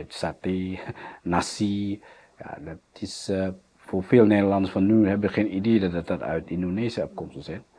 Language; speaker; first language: Dutch; non-native, fluent; Indonesian